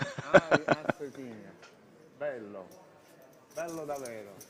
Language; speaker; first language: Italian; non-native, learner; Russian